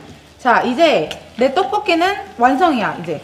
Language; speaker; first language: Korean; native; Korean